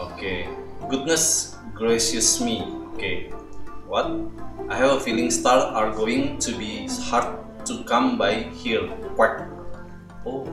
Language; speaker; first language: English; non-native, learner; Indonesian